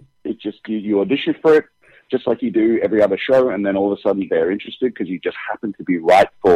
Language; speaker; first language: English; native; English